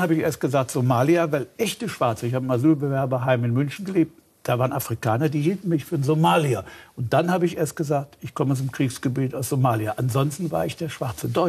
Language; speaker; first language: German; native; German